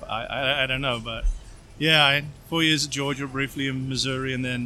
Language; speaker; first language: English; native; English